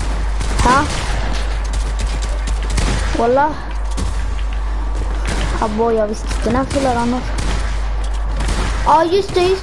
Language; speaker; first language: Swedish; early bilingual, other home language; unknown